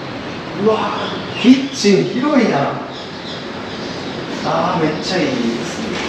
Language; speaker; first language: Japanese; native; Japanese